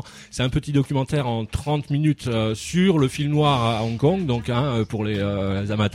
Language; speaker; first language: French; native; French